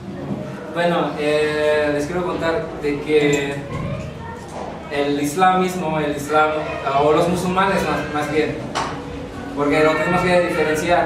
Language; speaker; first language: Spanish; non-native, fluent; Javanese